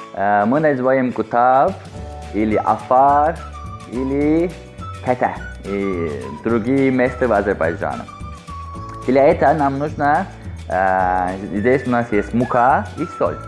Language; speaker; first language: Russian; non-native, learner; Azerbaijani